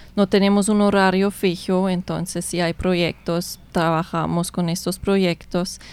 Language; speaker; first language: Spanish; non-native, fluent; German